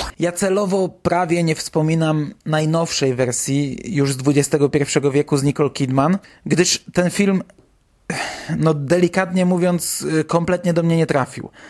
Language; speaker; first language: Polish; native; Polish